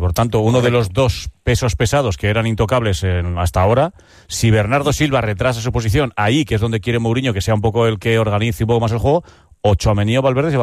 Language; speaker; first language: Spanish; native; Spanish